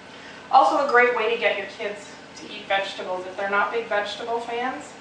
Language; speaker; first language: English; native; English